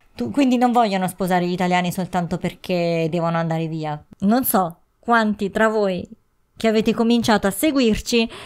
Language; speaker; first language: Italian; native; Italian